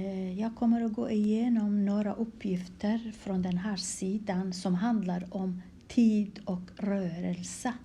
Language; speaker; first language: Swedish; non-native, fluent; Kurdish